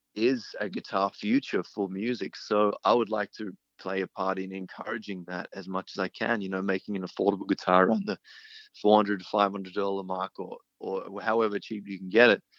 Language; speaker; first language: English; early bilingual, other home language; Hindi